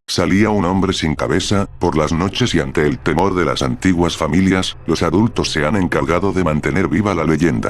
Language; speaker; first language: Spanish; native; Spanish